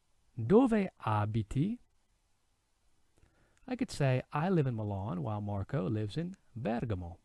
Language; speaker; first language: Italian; non-native, fluent; English